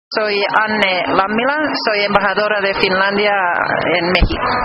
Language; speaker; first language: Spanish; non-native, fluent; Finnish